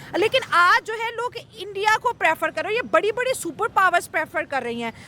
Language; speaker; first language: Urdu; native; Urdu